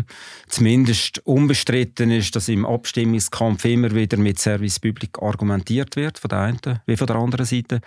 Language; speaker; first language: German; native; German